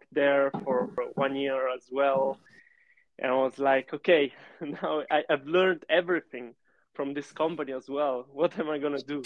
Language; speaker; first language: English; non-native, fluent; Italian